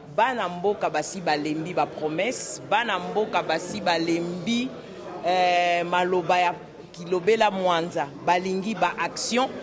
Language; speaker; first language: Lingala; native; Lingala